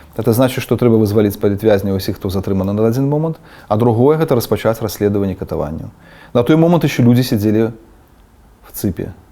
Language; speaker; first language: Belarusian; non-native, local second language; Russian